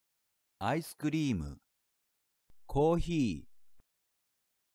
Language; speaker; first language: Japanese; non-native, learner; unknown